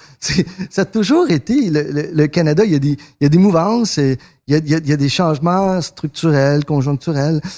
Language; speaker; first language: French; early bilingual, other home language; Spanish